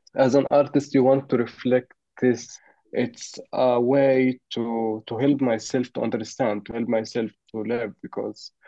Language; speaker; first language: English; non-native, fluent; Arabic